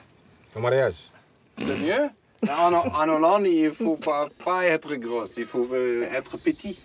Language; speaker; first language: French; non-native, learner; Dutch